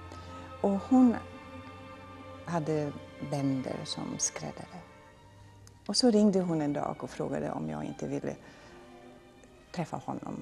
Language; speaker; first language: Swedish; non-native, fluent; German